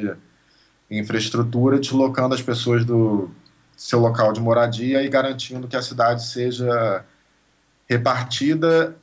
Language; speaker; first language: Portuguese; native; Portuguese